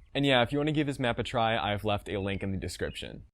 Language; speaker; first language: English; native; English